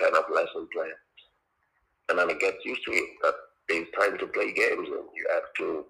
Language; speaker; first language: English; non-native, local second language; Tongan